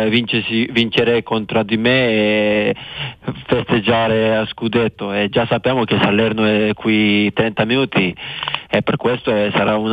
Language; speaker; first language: Italian; non-native, fluent; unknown